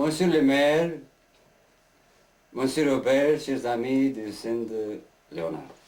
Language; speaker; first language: French; non-native, learner; Romanian